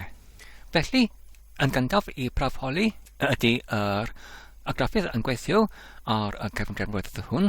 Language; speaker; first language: Welsh; non-native, learner; English